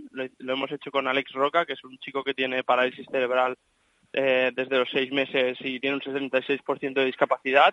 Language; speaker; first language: Spanish; native; Spanish